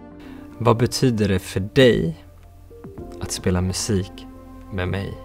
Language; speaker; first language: Swedish; early bilingual, other home language; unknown